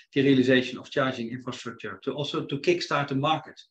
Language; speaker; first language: English; non-native, fluent; Dutch